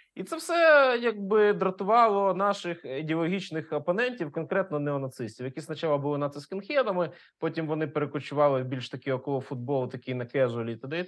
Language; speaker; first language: Ukrainian; non-native, local second language; Russian